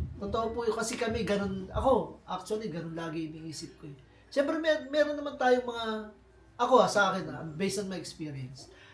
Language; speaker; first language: Filipino; native; Filipino